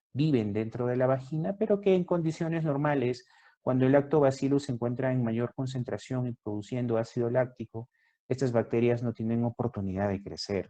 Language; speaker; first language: Spanish; native; Spanish